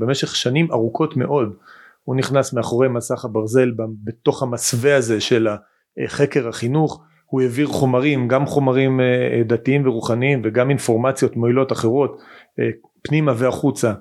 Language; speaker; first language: Hebrew; native; Hebrew